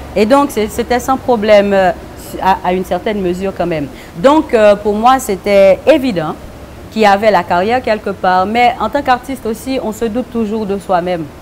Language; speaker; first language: French; non-native, local second language; Haitian Creole